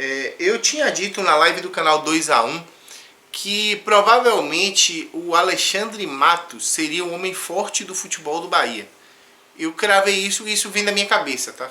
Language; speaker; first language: Portuguese; native; Portuguese